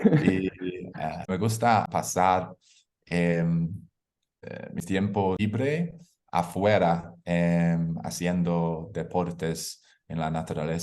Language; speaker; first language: Spanish; non-native, learner; English